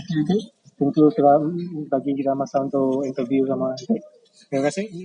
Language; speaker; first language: Indonesian; non-native, local second language; Chinese